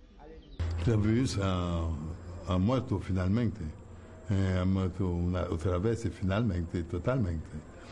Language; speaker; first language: Spanish; non-native, fluent; Haitian Creole